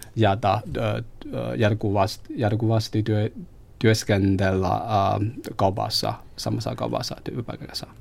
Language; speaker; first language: Finnish; non-native, learner; Chinese